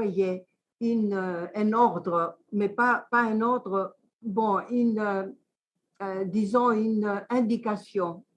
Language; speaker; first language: French; non-native, fluent; Greek